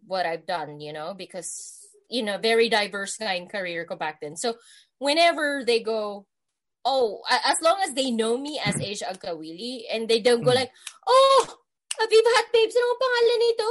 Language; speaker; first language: English; non-native, local second language; Filipino